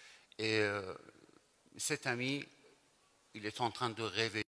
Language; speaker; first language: French; non-native, fluent; Persian